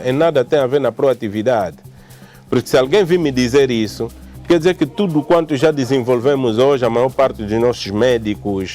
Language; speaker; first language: Portuguese; native; Portuguese